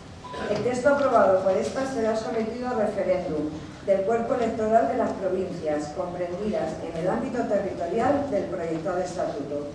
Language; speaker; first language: Spanish; native; Spanish